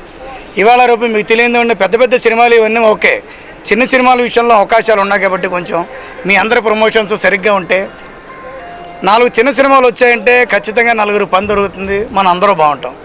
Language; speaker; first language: Telugu; native; Telugu